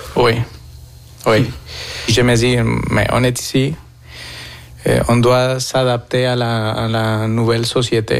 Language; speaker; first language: French; non-native, fluent; Spanish